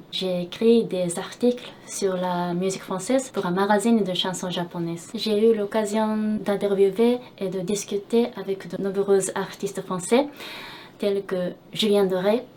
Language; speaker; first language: French; non-native, fluent; Japanese